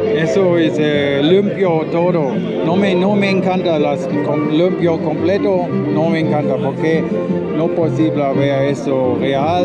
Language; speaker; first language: Spanish; non-native, learner; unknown